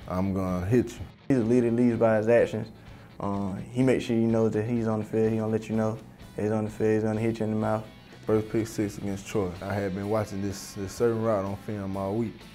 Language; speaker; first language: English; native; English